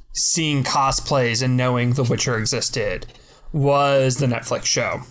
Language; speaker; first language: English; native; English